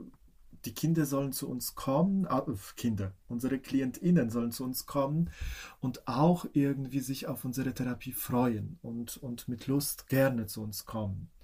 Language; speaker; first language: German; non-native, fluent; Polish